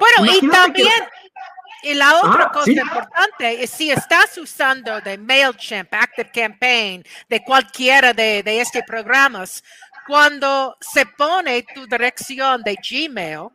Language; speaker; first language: Spanish; non-native, fluent; English